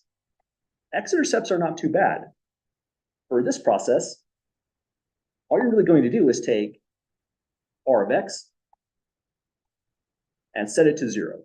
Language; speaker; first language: English; native; English